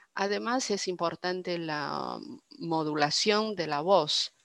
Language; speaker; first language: Spanish; non-native, fluent; Chinese